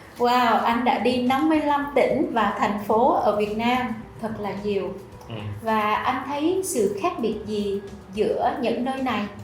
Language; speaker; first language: Vietnamese; native; Vietnamese